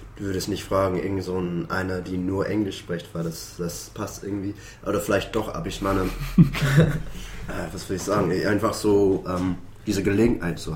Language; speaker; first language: German; non-native, fluent; English